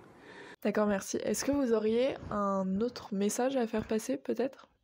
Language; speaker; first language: French; native; French